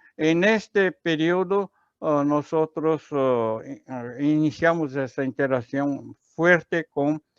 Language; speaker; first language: Spanish; non-native, learner; Portuguese